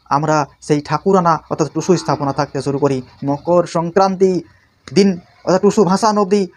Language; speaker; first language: Bangla; non-native, local second language; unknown